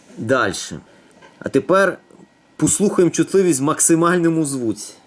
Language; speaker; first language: Ukrainian; native; Ukrainian